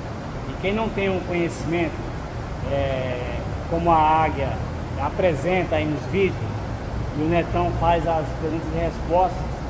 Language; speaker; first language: Portuguese; native; Portuguese